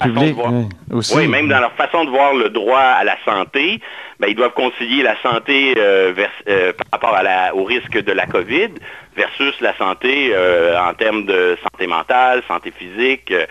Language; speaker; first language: French; native; French